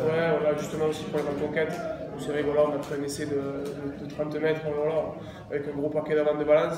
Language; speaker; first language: French; native; French